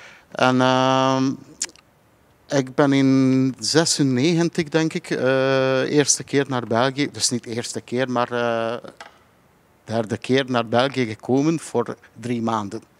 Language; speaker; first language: Dutch; non-native, fluent; Hungarian